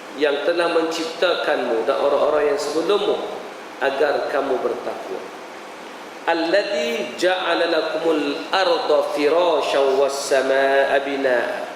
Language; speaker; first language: Malay; native; Malay